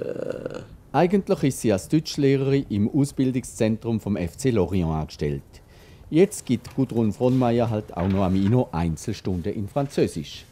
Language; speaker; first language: German; native; German